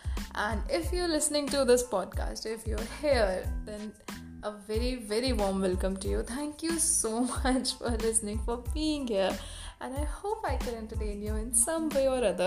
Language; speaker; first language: English; non-native, local second language; Hindi